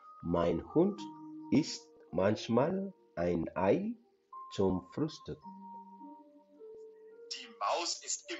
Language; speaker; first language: German; non-native, learner; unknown